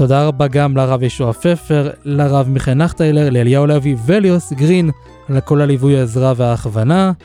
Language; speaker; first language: Hebrew; native; Hebrew